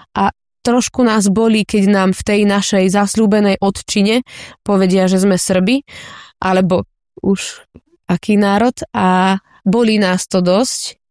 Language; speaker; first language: Slovak; early bilingual, heritage; Slovak